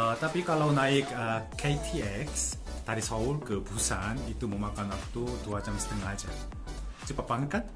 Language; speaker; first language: Indonesian; non-native, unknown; Korean